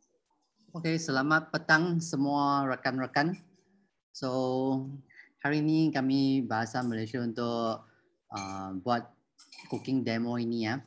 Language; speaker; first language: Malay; non-native, local second language; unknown